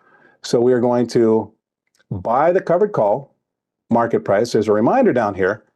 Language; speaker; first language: English; native; English